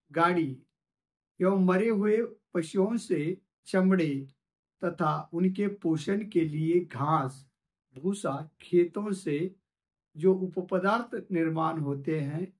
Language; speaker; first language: Hindi; non-native, local second language; Marathi